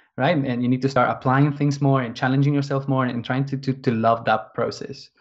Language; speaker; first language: English; non-native, fluent; Spanish